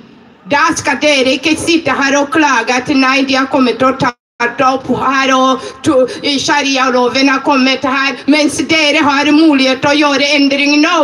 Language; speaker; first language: Norwegian; non-native, fluent; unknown